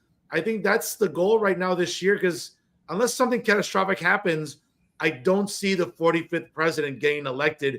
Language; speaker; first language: English; native; English